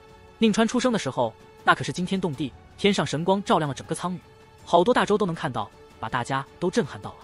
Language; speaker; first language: Chinese; native; Chinese